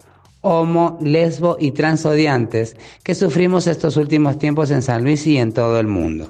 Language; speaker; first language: Spanish; native; Spanish